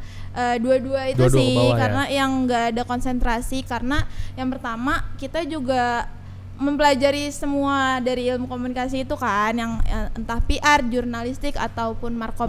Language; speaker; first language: Indonesian; native; Indonesian